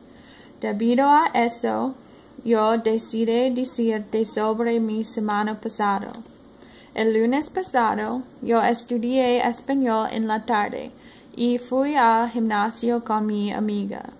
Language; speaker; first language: Spanish; non-native, learner; English